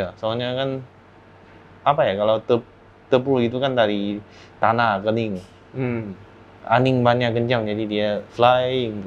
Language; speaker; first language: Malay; non-native, fluent; Chinese